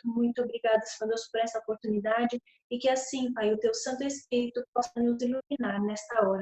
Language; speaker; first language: Portuguese; native; Portuguese